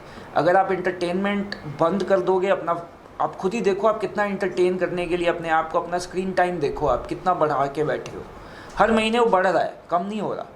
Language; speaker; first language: Hindi; native; Hindi